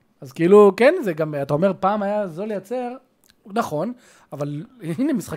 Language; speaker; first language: Hebrew; native; Hebrew